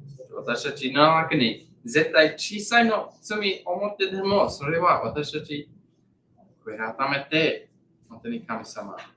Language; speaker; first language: Japanese; non-native, learner; English